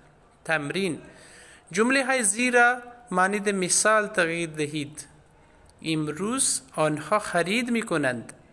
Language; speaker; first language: Persian; non-native, fluent; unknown